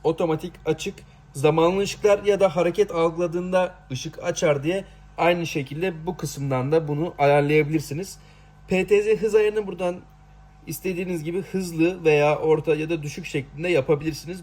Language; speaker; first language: Turkish; native; Turkish